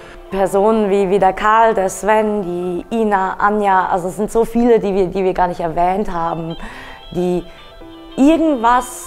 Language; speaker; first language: German; native; German